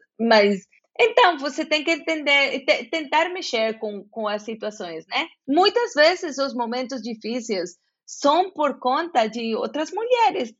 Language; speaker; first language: Portuguese; non-native, fluent; Spanish